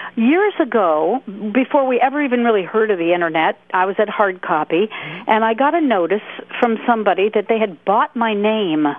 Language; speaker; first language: English; native; English